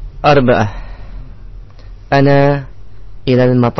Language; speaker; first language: Arabic; non-native, learner; Indonesian